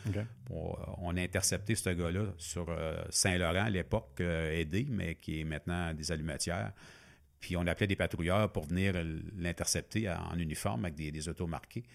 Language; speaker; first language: French; native; French